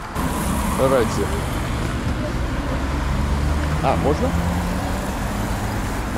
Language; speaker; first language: Russian; non-native, learner; English